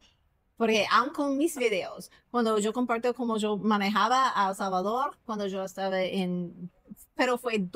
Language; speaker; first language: Spanish; non-native, fluent; English